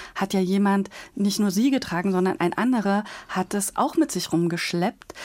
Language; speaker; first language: German; native; German